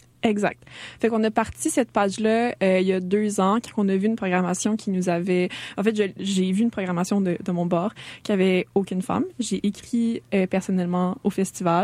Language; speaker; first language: French; native; French